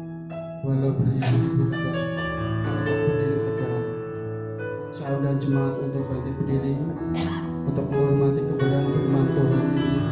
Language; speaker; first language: Indonesian; non-native, local second language; Javanese